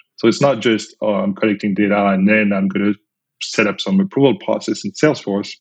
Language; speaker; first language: English; non-native, fluent; French